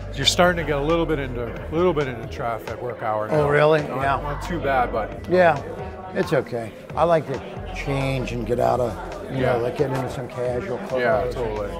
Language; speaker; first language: English; native; English